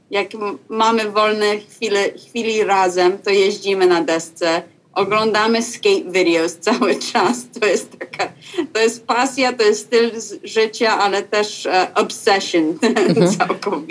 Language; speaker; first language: Polish; early bilingual, heritage; Polish